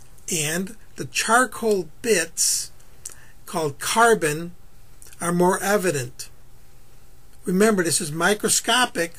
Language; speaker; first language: English; native; English